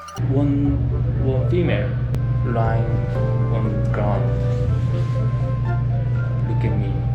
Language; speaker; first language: English; non-native, learner; Korean